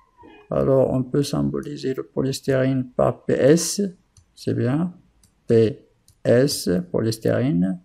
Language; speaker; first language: French; non-native, local second language; Arabic